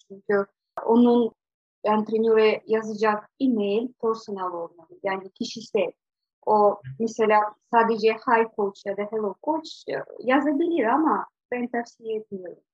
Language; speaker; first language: Turkish; non-native, fluent; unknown